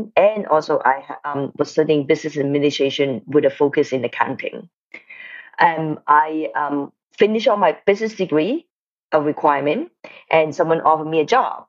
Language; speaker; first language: English; non-native, local second language; Cantonese